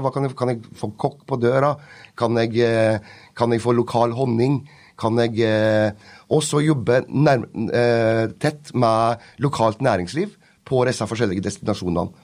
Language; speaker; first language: Norwegian; native; Norwegian